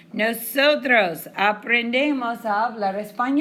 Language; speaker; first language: Spanish; non-native, fluent; English